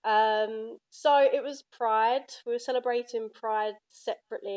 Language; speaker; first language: English; native; English